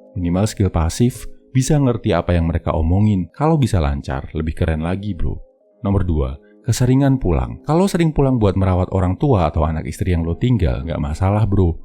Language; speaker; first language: Indonesian; native; Indonesian